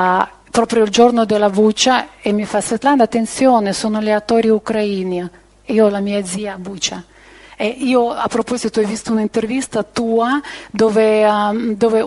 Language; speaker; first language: Italian; non-native, fluent; Ukrainian